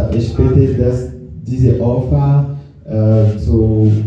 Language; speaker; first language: German; non-native, learner; French